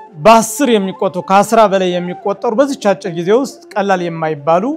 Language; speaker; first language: Amharic; native; Amharic